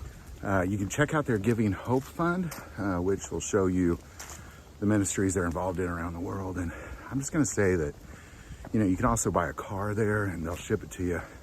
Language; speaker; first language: English; native; English